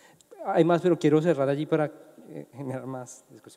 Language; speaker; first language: Spanish; native; Spanish